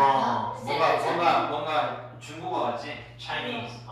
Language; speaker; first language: Korean; native; Korean